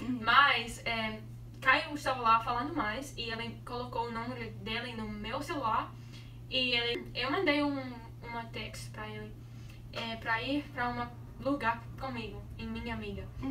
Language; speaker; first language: Portuguese; non-native, learner; English